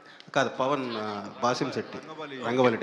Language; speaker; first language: Telugu; native; Telugu